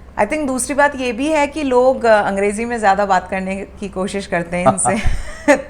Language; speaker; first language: Hindi; native; Hindi